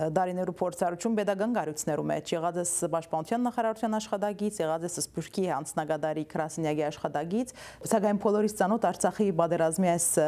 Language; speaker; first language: Armenian; early bilingual, heritage; Armenian